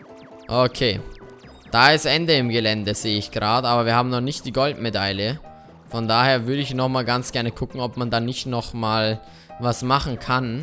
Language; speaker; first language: German; native; German